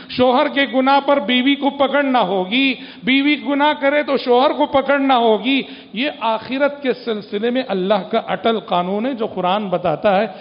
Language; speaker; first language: Urdu; native; Urdu